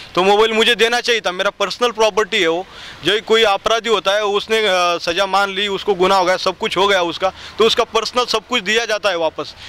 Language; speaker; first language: Hindi; non-native, local second language; Marathi